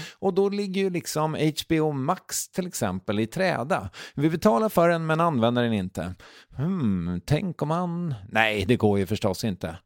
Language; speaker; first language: Swedish; native; Swedish